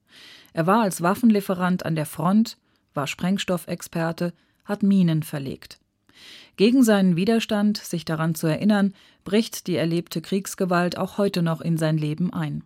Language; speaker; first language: German; native; German